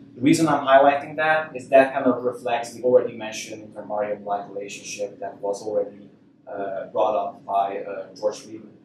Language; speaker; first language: English; non-native, fluent; Hungarian